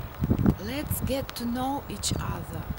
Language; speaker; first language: English; non-native, fluent; Russian